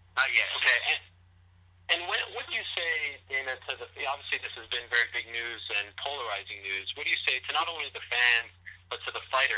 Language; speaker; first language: English; native; English